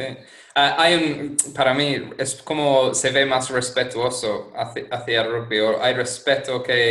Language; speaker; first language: Spanish; non-native, fluent; English